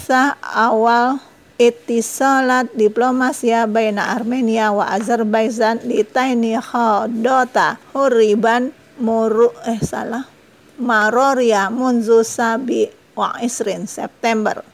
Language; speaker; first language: Arabic; non-native, fluent; Indonesian